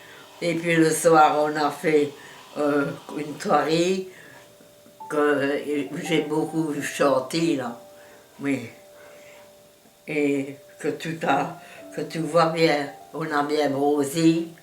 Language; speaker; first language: French; non-native, local second language; Ukrainian